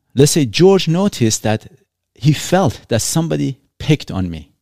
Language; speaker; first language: English; non-native, fluent; Persian